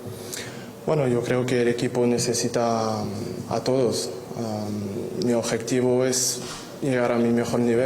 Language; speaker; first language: Spanish; non-native, fluent; French